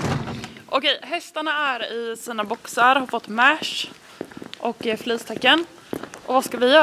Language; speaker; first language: Swedish; native; Swedish